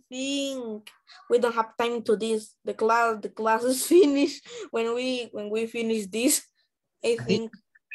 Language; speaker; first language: English; non-native, learner; Spanish